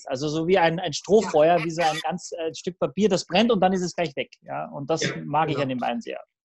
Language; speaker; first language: German; native; German